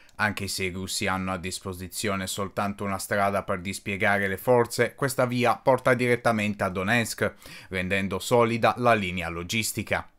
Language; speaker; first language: Italian; native; Italian